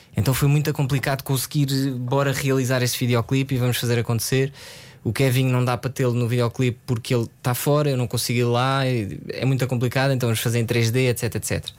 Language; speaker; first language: Portuguese; early bilingual, other home language; French